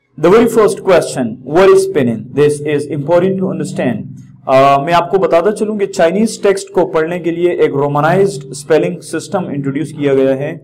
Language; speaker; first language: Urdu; native; Urdu